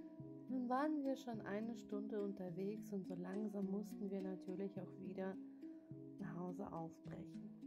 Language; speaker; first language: German; native; German